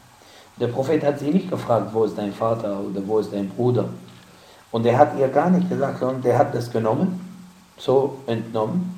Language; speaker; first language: German; non-native, fluent; Arabic